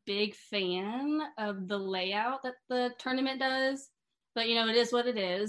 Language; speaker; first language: English; native; English